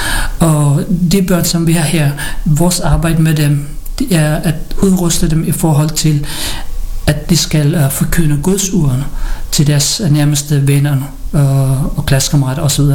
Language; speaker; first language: Danish; non-native, learner; Filipino